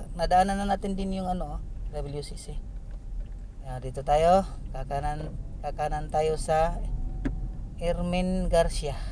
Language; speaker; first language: Filipino; non-native, local second language; Cebuano